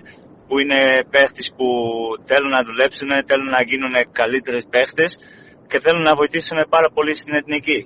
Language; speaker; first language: Greek; non-native, fluent; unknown